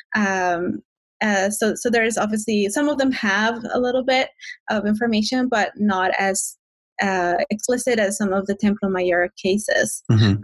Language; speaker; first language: English; non-native, fluent; Spanish